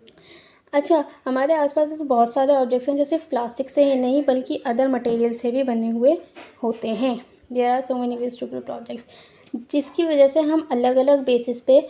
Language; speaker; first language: Hindi; native; Hindi